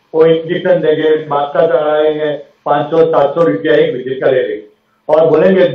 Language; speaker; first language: Hindi; non-native, local second language; Gujarati